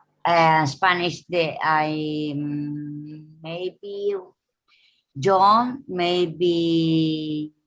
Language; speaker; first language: English; non-native, learner; Spanish